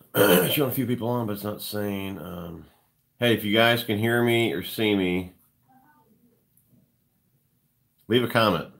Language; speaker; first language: English; native; English